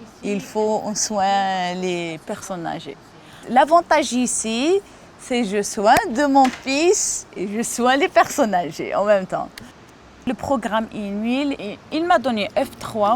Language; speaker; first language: French; non-native, learner; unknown